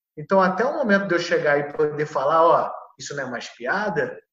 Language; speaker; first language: Portuguese; native; Portuguese